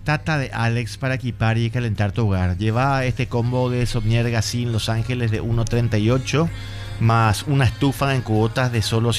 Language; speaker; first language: Spanish; native; Spanish